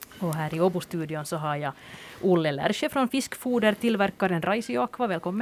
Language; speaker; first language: Swedish; native; Swedish